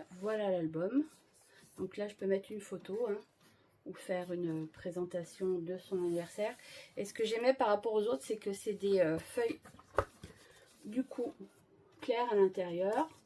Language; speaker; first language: French; native; French